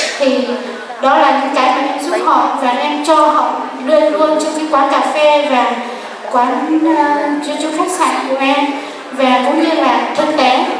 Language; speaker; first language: Vietnamese; non-native, local second language; Hmong